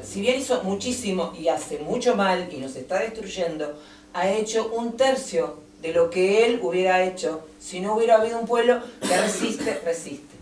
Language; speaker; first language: Spanish; native; Spanish